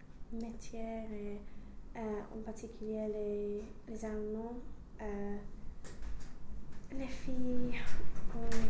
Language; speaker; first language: French; non-native, learner; English